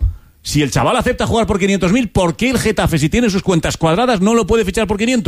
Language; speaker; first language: Spanish; native; Spanish